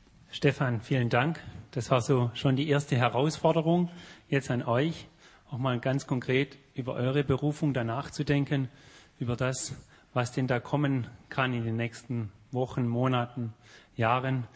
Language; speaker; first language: German; native; German